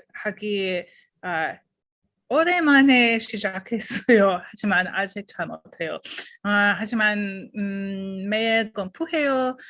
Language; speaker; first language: Korean; non-native, learner; English